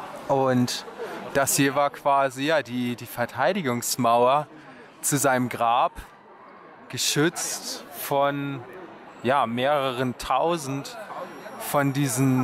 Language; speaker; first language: German; native; German